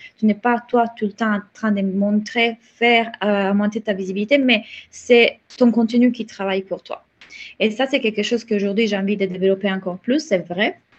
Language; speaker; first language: French; non-native, fluent; Italian